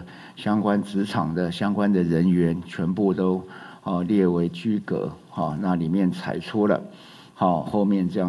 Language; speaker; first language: Chinese; native; Chinese